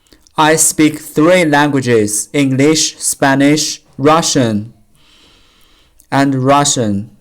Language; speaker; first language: English; non-native, learner; Chinese